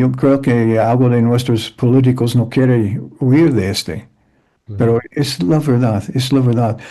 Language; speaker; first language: Spanish; early bilingual, heritage; English